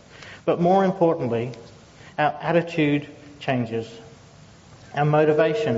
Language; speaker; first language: English; native; English